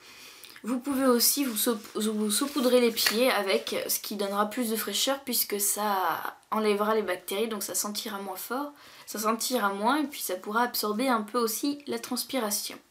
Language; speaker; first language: French; native; French